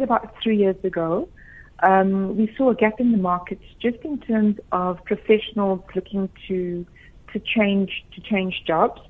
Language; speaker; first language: English; native; English